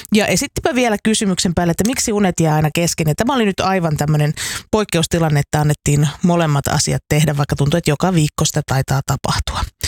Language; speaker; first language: Finnish; native; Finnish